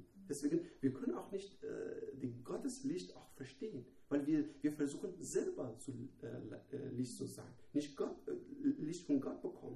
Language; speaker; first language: German; non-native, learner; Persian